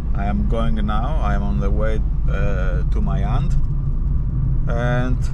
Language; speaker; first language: English; non-native, learner; Greek